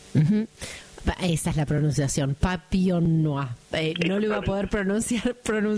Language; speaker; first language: Spanish; native; Spanish